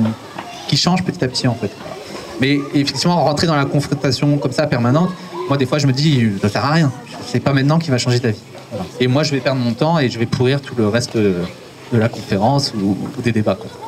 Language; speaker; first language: French; native; French